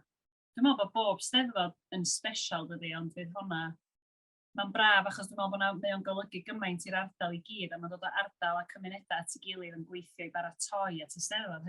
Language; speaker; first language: Welsh; native; Welsh